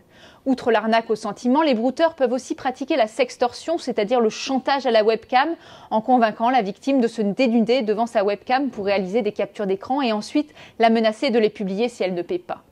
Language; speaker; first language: French; native; French